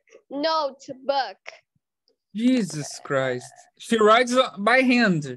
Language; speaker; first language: English; non-native, fluent; Portuguese